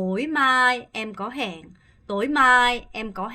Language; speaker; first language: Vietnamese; non-native, fluent; Korean